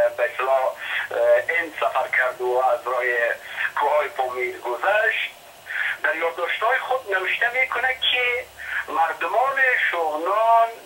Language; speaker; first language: Persian; non-native, local second language; Shughni